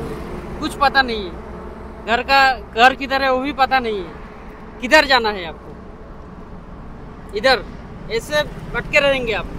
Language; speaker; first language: Hindi; non-native, local second language; Bangla